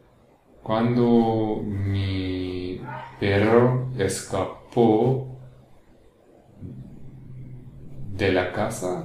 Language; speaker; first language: Spanish; non-native, learner; English